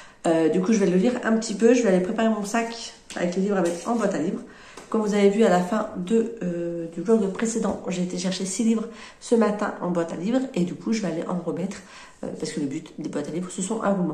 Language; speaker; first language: French; native; French